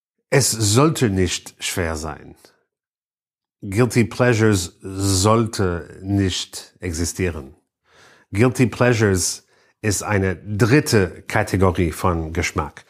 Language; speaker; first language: German; non-native, learner; English